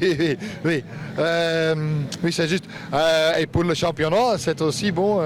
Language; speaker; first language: French; non-native, local second language; Dutch